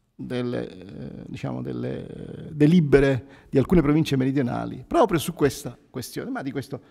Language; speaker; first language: Italian; native; Italian